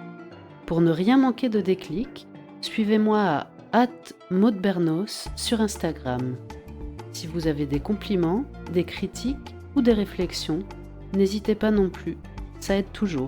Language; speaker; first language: French; native; French